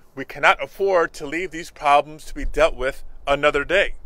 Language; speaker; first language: English; early bilingual, other home language; Spanish